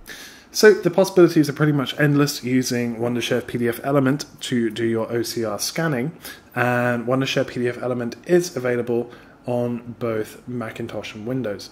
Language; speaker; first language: English; native; English